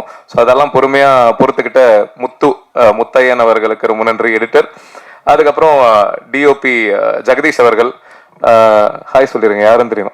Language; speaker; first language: Tamil; native; Tamil